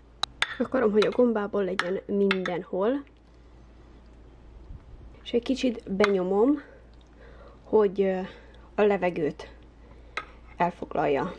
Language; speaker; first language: Hungarian; early bilingual, heritage; Hungarian